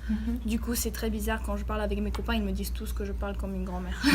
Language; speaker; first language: French; early bilingual, heritage; French